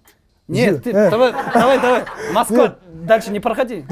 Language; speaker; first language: Russian; non-native, learner; Kazakh